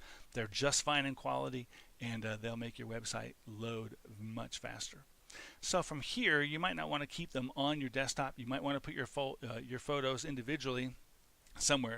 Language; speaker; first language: English; native; English